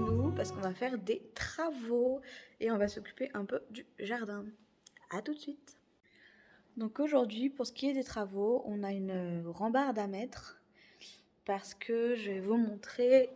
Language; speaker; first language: French; native; French